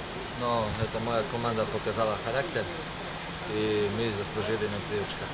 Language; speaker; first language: Russian; non-native, learner; Slovenian